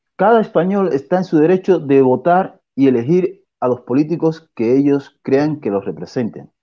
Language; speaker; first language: Spanish; native; Spanish